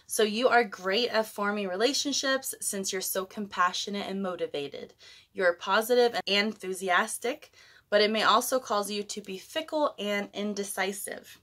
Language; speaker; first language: English; native; English